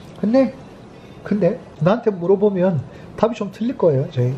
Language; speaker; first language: Korean; non-native, fluent; Turkish